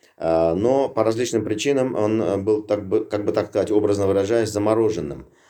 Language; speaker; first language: Russian; non-native, local second language; Uzbek